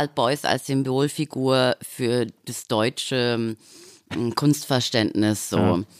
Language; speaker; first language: German; native; German